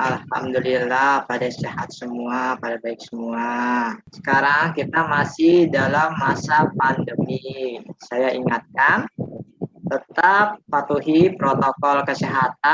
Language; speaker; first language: Indonesian; native; Indonesian